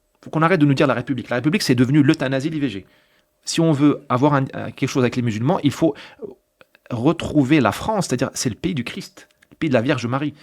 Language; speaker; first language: French; non-native, local second language; Arabic